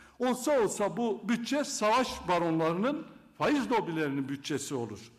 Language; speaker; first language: Turkish; non-native, local second language; Kurdish